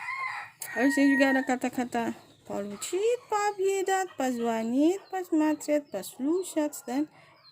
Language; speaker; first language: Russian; non-native, fluent; Indonesian